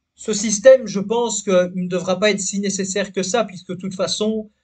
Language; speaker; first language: French; native; French